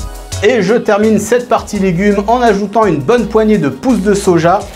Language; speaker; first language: French; native; French